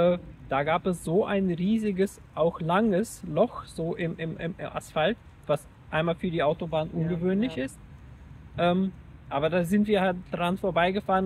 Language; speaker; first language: German; native; German